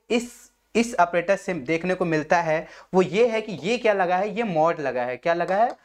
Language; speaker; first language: Hindi; non-native, local second language; Marathi